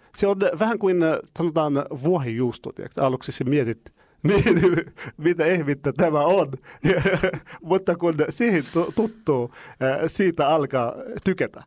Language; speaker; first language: Finnish; non-native, fluent; Arabic